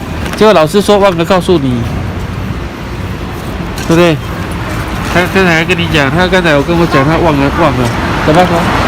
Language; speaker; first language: Chinese; native; Chinese